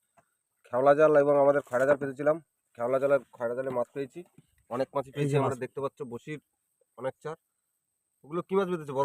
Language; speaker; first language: Bangla; native; Bangla